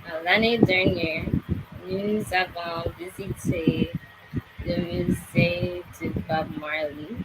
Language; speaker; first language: French; non-native, learner; English